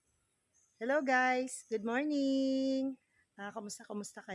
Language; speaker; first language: Filipino; non-native, local second language; Bikol